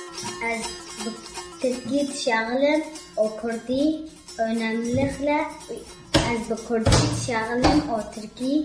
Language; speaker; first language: German; early bilingual, other home language; Kurdish